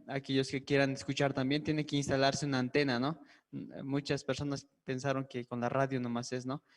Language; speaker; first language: Spanish; native; Spanish